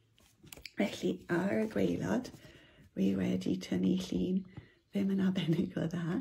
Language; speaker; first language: Welsh; non-native, local second language; English